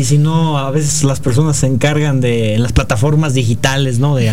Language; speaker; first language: Spanish; native; Spanish